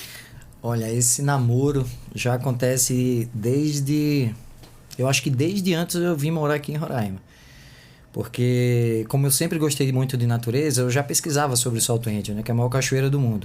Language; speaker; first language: Portuguese; native; Portuguese